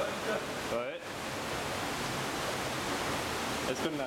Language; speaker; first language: Spanish; non-native, learner; French